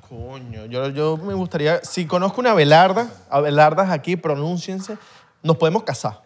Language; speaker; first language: Spanish; native; Spanish